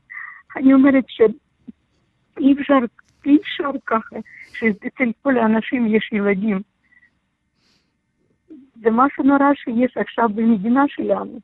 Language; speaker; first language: Hebrew; non-native, learner; Russian